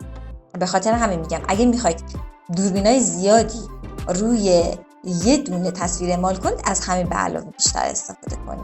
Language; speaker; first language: Persian; native; Persian